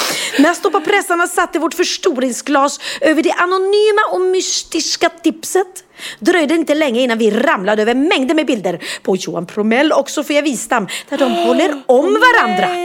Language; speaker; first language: Swedish; native; Swedish